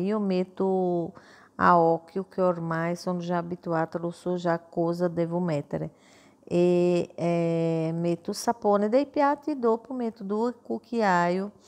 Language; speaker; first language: Italian; non-native, fluent; Portuguese